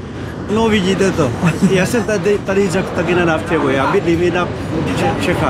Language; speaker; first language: Czech; non-native, fluent; Vietnamese